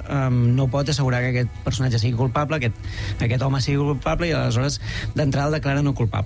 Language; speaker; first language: Catalan; native; Catalan